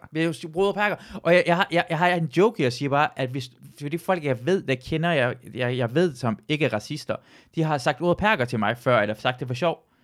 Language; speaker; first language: Danish; early bilingual, other home language; Persian